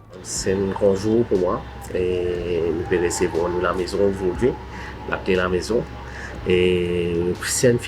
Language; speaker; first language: French; non-native, local second language; Morisyen